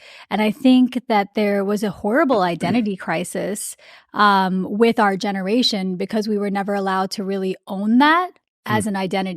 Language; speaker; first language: English; early bilingual, other home language; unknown